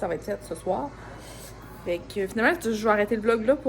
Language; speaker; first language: French; native; French